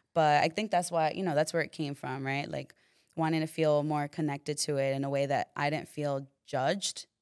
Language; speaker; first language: English; native; English